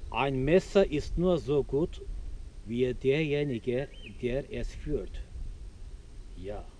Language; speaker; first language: German; non-native, fluent; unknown